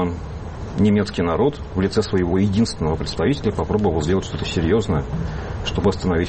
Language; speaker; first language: Russian; native; Russian